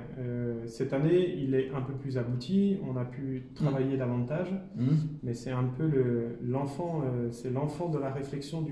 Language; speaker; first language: French; native; French